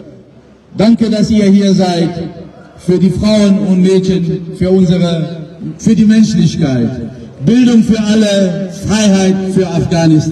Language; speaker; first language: German; non-native, fluent; Pashto